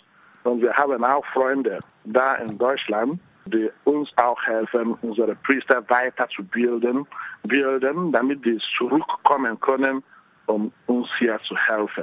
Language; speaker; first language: German; non-native, fluent; Igbo